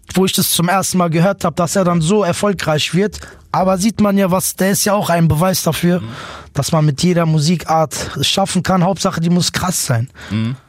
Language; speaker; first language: German; native; German